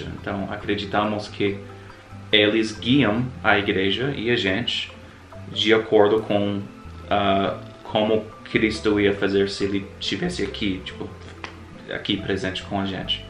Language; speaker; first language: Portuguese; non-native, fluent; English